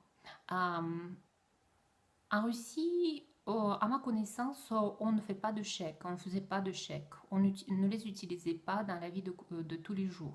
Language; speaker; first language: French; non-native, fluent; Russian